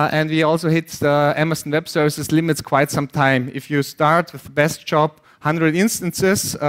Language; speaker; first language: English; non-native, fluent; German